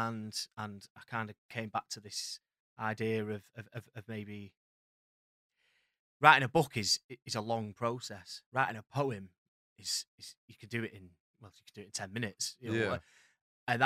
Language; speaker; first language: English; native; English